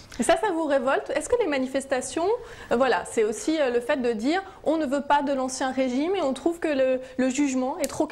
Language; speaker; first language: French; native; French